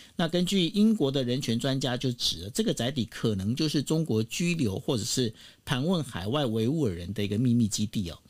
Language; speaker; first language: Chinese; native; Chinese